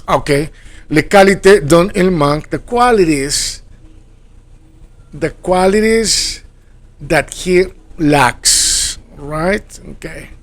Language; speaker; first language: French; non-native, fluent; Spanish